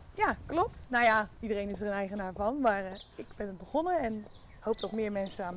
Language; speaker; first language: Dutch; native; Dutch